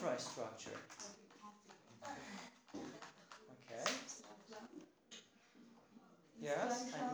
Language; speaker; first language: English; non-native, fluent; Turkish